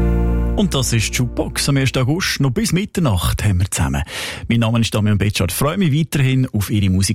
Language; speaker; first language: German; native; German